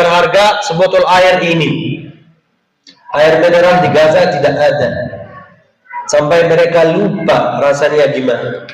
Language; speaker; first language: Indonesian; non-native, fluent; Arabic